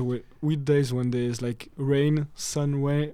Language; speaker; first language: English; non-native, fluent; French